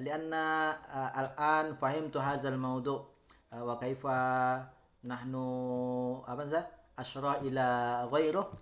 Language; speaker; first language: Arabic; non-native, learner; Indonesian